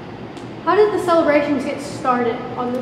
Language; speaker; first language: English; native; English